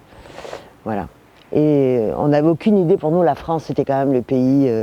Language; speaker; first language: French; native; French